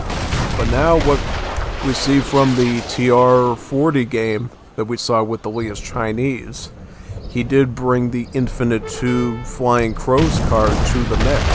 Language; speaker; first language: English; native; English